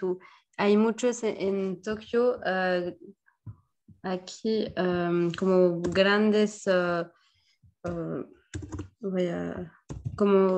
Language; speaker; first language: Spanish; non-native, learner; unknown